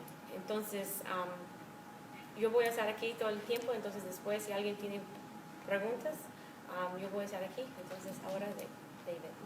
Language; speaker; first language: Spanish; non-native, fluent; English